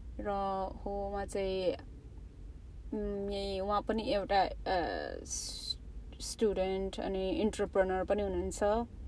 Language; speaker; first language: Nepali; early bilingual, heritage; Nepali